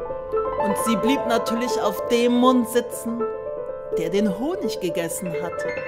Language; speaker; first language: German; native; German